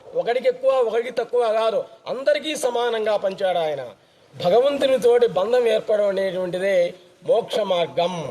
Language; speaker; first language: Telugu; native; Telugu